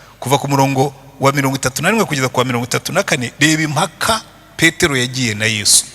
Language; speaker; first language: Kinyarwanda; native; Kinyarwanda